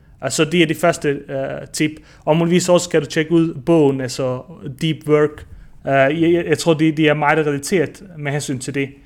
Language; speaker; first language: Danish; early bilingual, other home language; Bosnian